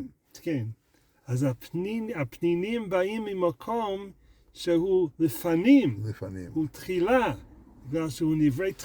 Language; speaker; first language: Hebrew; non-native, fluent; English